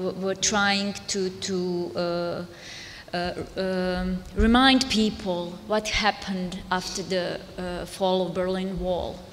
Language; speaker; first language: English; non-native, fluent; Serbian